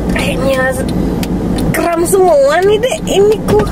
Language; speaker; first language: Indonesian; native; Indonesian